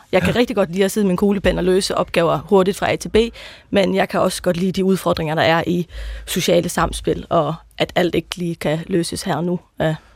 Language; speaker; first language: Danish; non-native, local second language; Faroese